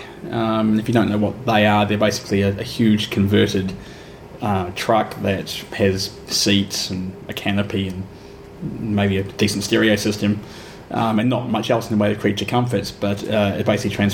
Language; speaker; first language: English; native; English